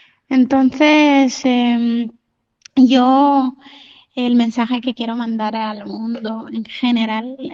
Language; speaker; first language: Spanish; non-native, fluent; Arabic